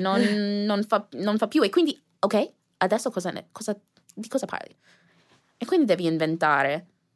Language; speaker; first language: Italian; non-native, fluent; English